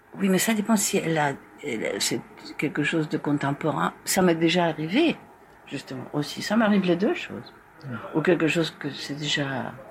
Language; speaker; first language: French; non-native, fluent; Spanish